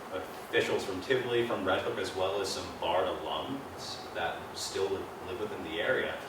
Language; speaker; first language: English; native; English